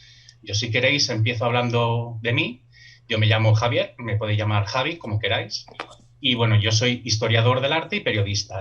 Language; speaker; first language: Spanish; native; Spanish